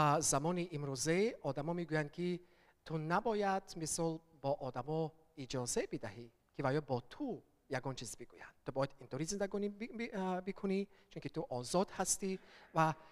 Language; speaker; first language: Persian; early bilingual, heritage; Persian